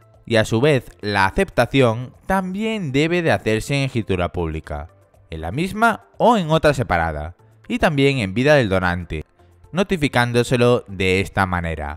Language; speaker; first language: Spanish; native; Spanish